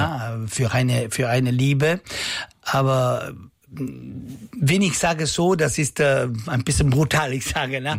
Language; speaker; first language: German; non-native, local second language; Italian